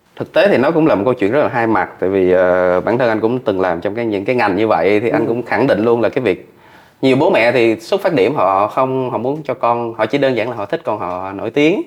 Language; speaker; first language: Vietnamese; native; Vietnamese